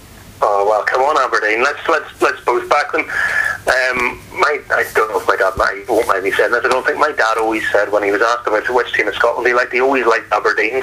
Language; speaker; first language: English; native; English